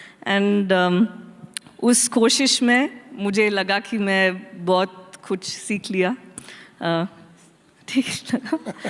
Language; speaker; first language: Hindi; non-native, learner; Tamil